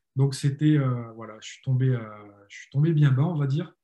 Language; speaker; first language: French; native; French